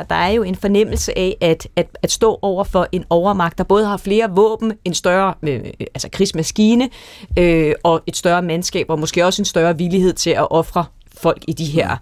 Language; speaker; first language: Danish; native; Danish